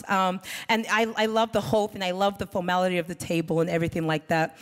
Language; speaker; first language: English; native; English